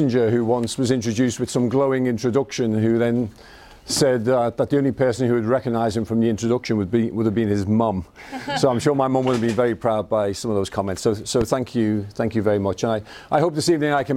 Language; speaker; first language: English; native; English